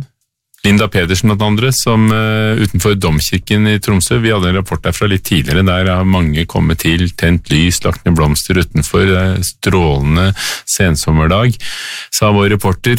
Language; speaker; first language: Norwegian; native; Norwegian